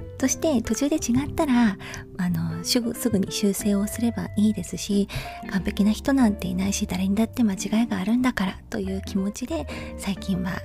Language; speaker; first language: Japanese; native; Japanese